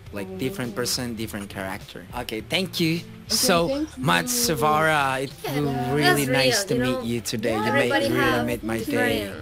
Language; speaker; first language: English; non-native, learner; Indonesian